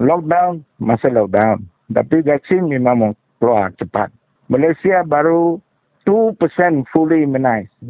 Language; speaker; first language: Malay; non-native, local second language; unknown